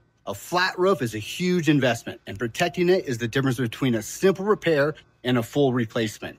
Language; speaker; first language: English; native; English